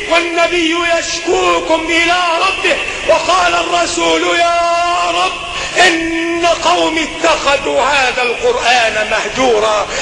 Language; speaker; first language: Arabic; non-native, local second language; Ngazidja Comorian